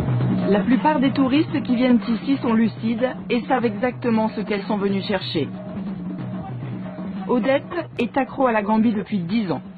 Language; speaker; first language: French; native; French